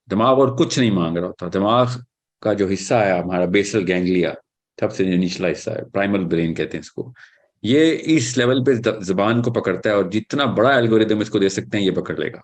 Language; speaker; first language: Urdu; native; Urdu